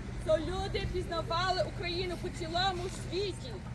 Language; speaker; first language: Ukrainian; early bilingual, heritage; Ukrainian